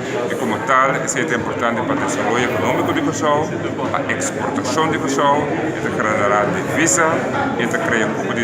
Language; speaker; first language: Portuguese; non-native, learner; Papiamento